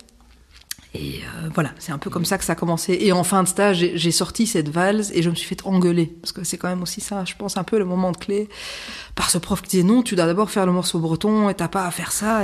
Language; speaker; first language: French; native; French